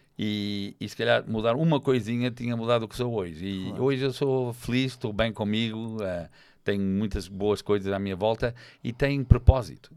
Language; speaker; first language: Portuguese; non-native, fluent; English